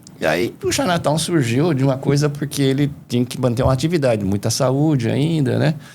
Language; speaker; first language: Portuguese; early bilingual, other home language; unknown